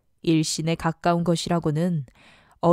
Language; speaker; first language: Korean; native; Korean